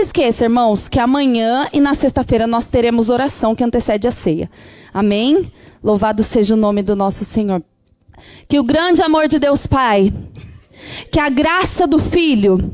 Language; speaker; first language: Portuguese; native; Portuguese